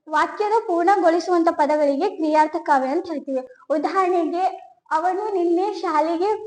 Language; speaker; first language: Kannada; native; Kannada